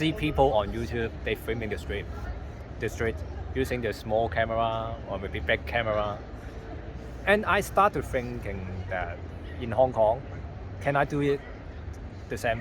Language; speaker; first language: English; non-native, learner; Cantonese